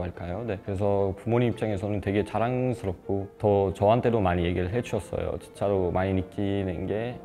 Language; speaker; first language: Korean; non-native, fluent; Uzbek